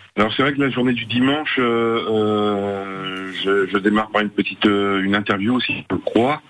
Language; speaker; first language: French; native; French